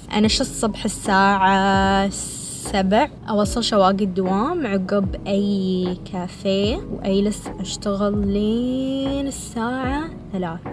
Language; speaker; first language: Arabic; early bilingual, heritage; Arabic